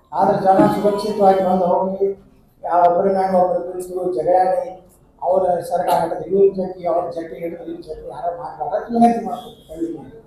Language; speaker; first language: Kannada; native; Kannada